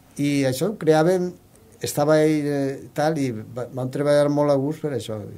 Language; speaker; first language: Catalan; non-native, local second language; Spanish